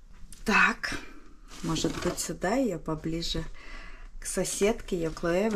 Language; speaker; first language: Russian; native; Russian